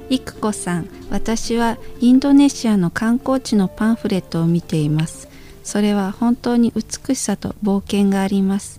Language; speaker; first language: Japanese; non-native, fluent; Indonesian